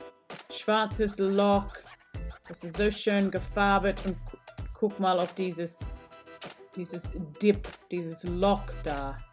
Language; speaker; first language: German; non-native, learner; English